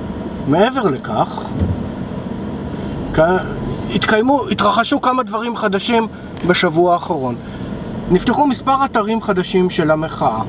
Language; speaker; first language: Hebrew; native; Hebrew